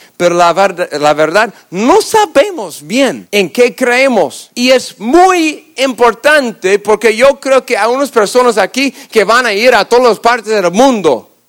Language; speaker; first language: Spanish; non-native, fluent; English